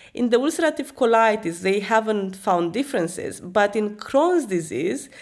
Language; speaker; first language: English; non-native, fluent; Romanian